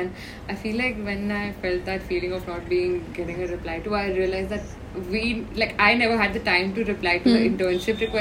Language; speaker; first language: English; non-native, local second language; Hindi